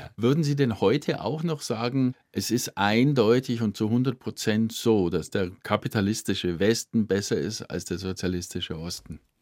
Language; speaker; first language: German; native; German